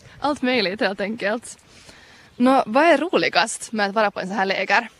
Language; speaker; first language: Swedish; native; Swedish